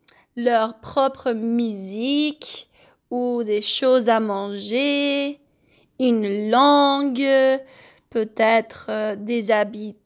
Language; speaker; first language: French; non-native, fluent; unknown